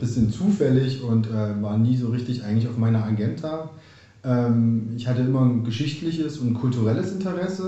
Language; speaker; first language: German; native; German